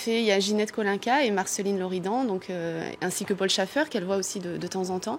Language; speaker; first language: French; native; French